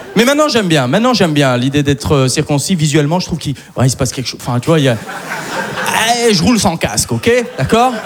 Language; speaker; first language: French; early bilingual, other home language; Arabic